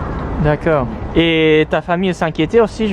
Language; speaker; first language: French; non-native, fluent; Japanese